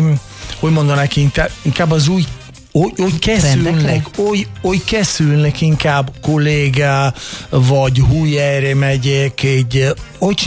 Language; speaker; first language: Hungarian; non-native, learner; Italian